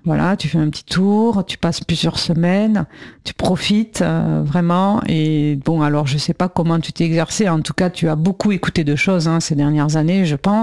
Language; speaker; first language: French; native; French